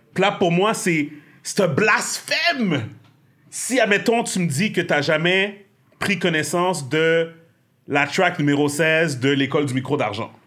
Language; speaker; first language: French; native; French